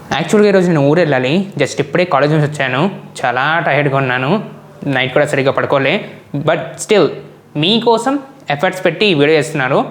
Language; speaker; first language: Telugu; non-native, local second language; Urdu